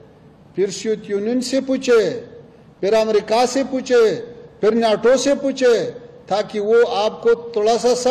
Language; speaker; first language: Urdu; non-native, fluent; Pashto